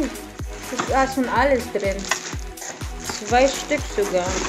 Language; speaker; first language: German; non-native, learner; Filipino